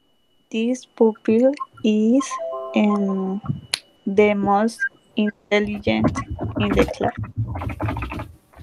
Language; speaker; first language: English; non-native, learner; Spanish